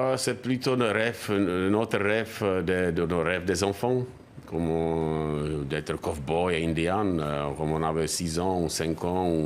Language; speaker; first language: French; non-native, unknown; Czech